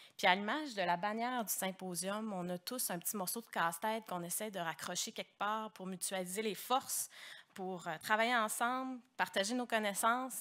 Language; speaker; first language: French; native; French